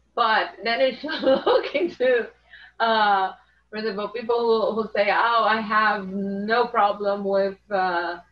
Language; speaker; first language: English; non-native, fluent; Portuguese